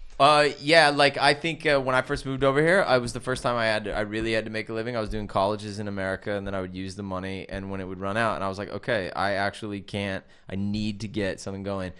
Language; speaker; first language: English; native; English